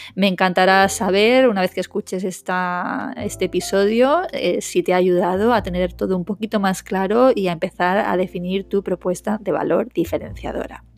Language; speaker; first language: Spanish; native; Spanish